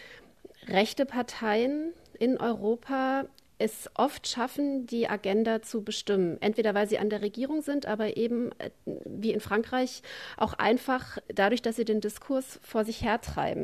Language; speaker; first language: German; native; German